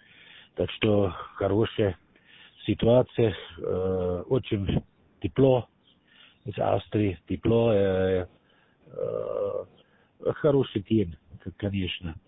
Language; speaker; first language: Russian; non-native, learner; German